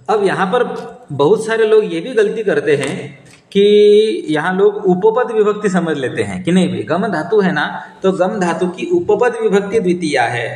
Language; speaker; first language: Hindi; non-native, local second language; Marathi